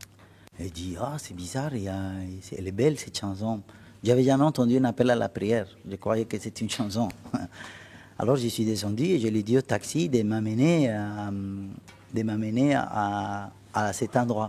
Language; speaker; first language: French; non-native, fluent; Spanish